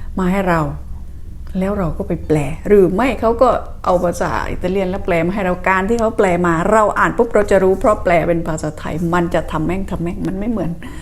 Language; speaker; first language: Thai; native; Thai